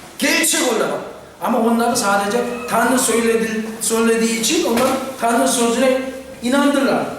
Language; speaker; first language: Turkish; non-native, fluent; Korean